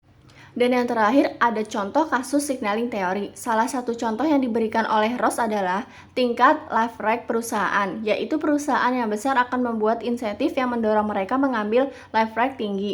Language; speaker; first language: Indonesian; native; Indonesian